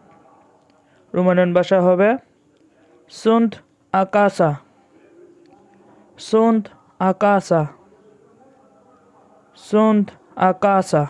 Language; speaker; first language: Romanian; non-native, fluent; Bangla